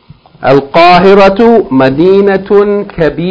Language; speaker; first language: Arabic; non-native, fluent; English